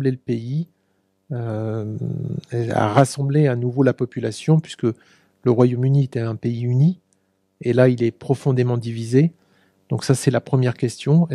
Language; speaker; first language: French; native; French